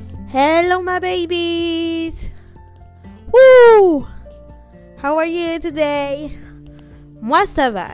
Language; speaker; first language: English; non-native, learner; French